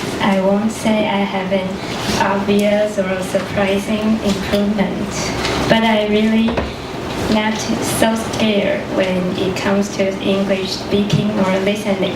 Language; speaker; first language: English; non-native, learner; Chinese